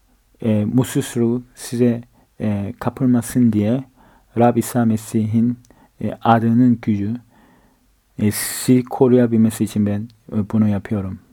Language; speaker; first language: Turkish; non-native, fluent; Korean